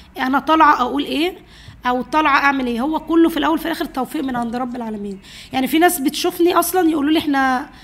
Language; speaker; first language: Arabic; native; Arabic